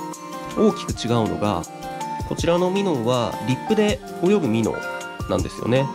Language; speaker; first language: Japanese; native; Japanese